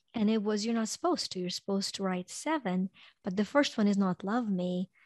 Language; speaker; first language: English; non-native, fluent; Ukrainian